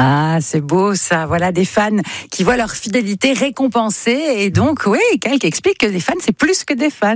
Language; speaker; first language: French; native; French